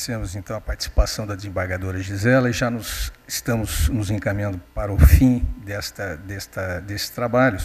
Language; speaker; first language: Portuguese; native; Portuguese